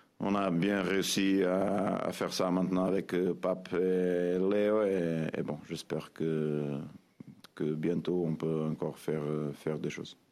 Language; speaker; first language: French; non-native, fluent; Portuguese